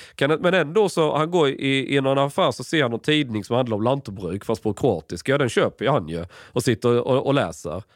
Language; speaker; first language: Swedish; native; Swedish